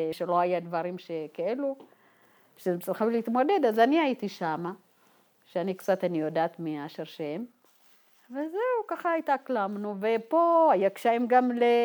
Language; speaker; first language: Hebrew; non-native, fluent; Tigrinya